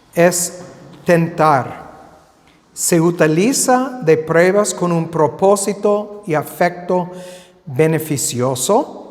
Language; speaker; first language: Spanish; non-native, fluent; English